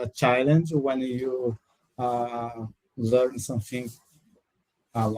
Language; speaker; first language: English; non-native, learner; Portuguese